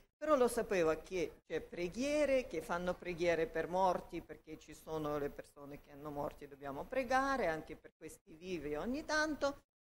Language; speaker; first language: Italian; non-native, learner; Ukrainian